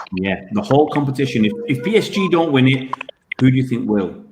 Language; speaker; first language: English; native; English